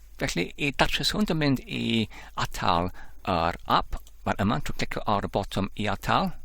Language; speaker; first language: Welsh; non-native, learner; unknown